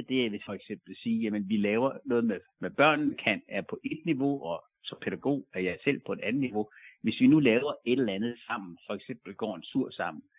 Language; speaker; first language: Danish; native; Danish